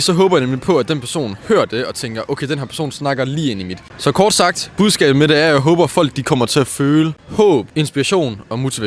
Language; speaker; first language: Danish; native; Danish